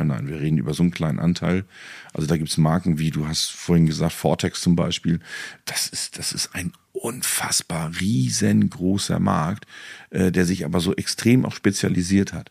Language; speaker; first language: German; native; German